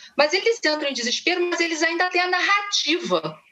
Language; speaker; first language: Portuguese; native; Portuguese